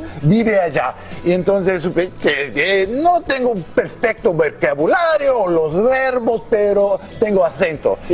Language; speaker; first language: Spanish; non-native, learner; English